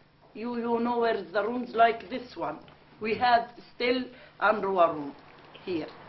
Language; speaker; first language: English; non-native, learner; Arabic